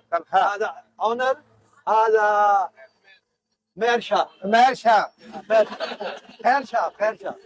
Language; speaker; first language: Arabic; non-native, learner; Punjabi